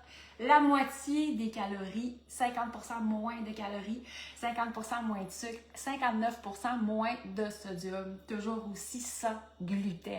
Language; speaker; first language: French; native; French